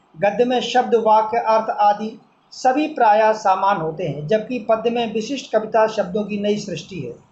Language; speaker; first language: Hindi; native; Hindi